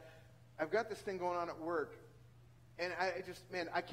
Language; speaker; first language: English; native; English